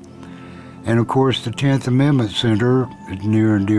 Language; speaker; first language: English; native; English